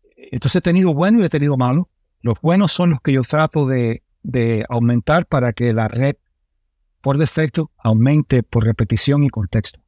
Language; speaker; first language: Spanish; early bilingual, heritage; Spanish